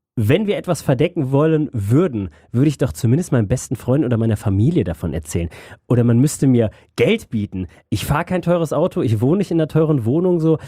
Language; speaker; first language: German; native; German